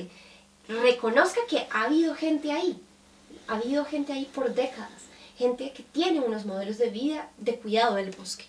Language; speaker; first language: Spanish; native; Spanish